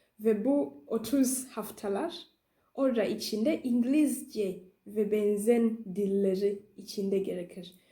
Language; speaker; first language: Turkish; non-native, learner; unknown